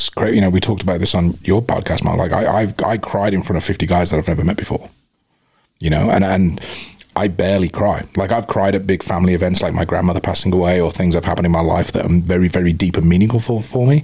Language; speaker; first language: English; native; English